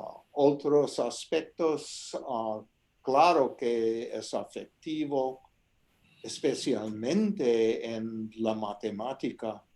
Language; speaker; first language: Spanish; non-native, fluent; English